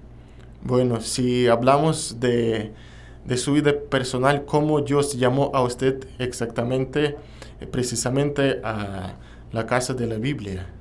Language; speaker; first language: Spanish; non-native, learner; Russian